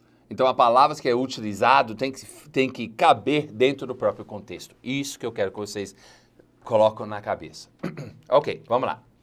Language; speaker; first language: Portuguese; non-native, fluent; English